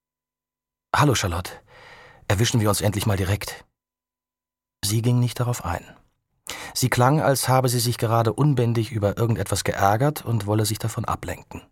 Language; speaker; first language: German; native; German